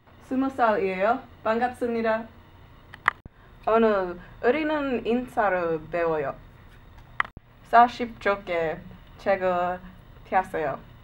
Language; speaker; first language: Korean; non-native, learner; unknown